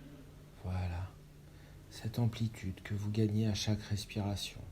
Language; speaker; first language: French; native; French